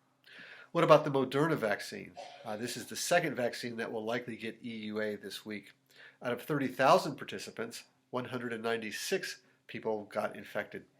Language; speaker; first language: English; native; English